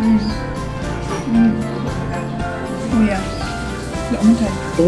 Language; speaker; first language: Japanese; non-native, learner; English